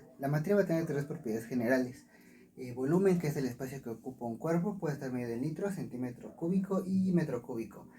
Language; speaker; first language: Spanish; native; Spanish